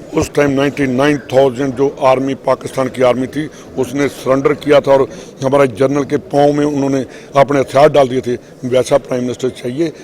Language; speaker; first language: Urdu; non-native, local second language; Punjabi